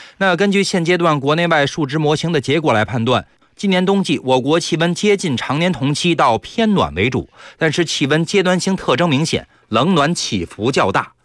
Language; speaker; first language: Chinese; native; Chinese